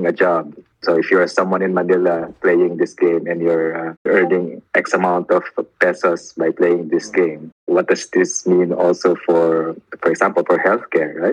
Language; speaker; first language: English; non-native, local second language; Filipino